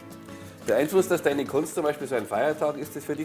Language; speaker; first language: German; native; German